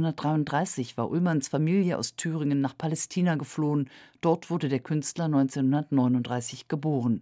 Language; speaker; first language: German; native; German